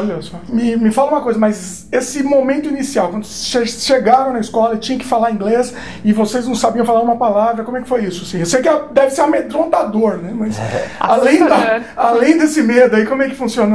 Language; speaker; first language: Portuguese; native; Portuguese